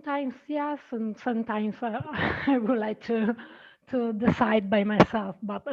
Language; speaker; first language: English; non-native, learner; Italian